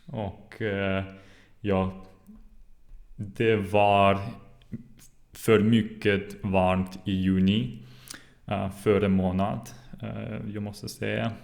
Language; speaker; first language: Swedish; non-native, learner; German